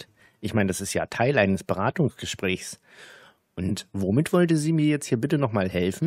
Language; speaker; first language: German; native; German